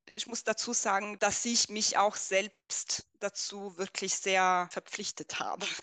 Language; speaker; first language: German; non-native, fluent; Italian